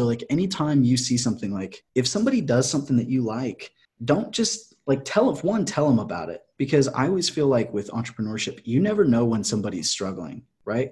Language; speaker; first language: English; native; English